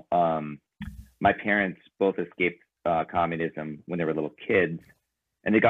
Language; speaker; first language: English; early bilingual, other home language; Ukrainian